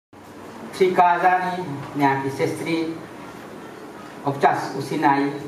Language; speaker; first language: Czech; non-native, fluent; Ukrainian